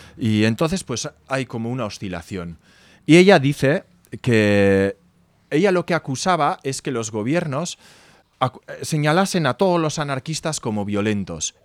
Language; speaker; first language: Spanish; native; Spanish